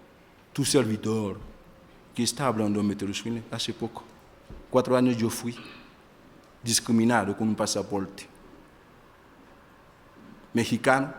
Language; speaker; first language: Spanish; non-native, fluent; Haitian Creole